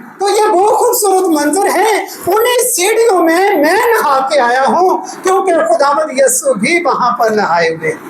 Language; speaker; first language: Urdu; non-native, local second language; Punjabi